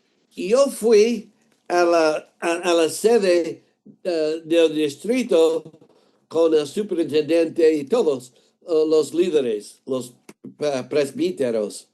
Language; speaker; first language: Spanish; non-native, fluent; English